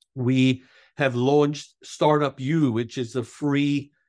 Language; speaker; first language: English; native; English